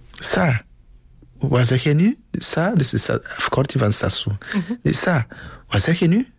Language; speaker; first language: Dutch; non-native, fluent; Ewe